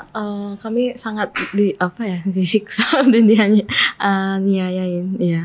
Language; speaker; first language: Indonesian; non-native, fluent; Korean